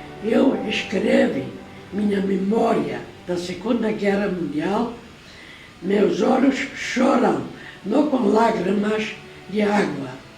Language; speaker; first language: Portuguese; non-native, fluent; Polish